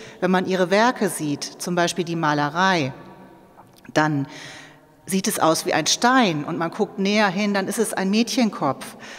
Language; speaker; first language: German; native; German